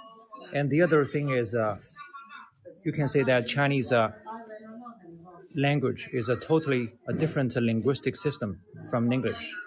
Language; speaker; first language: English; non-native, fluent; Chinese